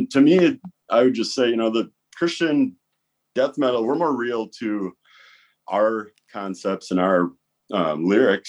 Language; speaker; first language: English; native; English